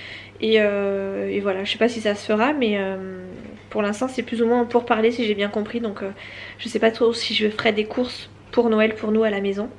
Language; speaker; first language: French; native; French